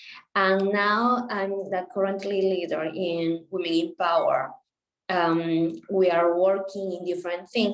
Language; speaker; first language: English; non-native, local second language; Spanish